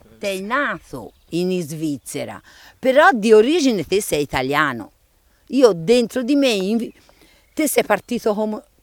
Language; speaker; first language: Italian; native; Italian